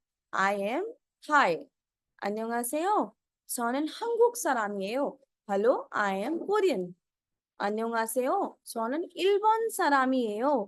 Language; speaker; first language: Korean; non-native, fluent; Hindi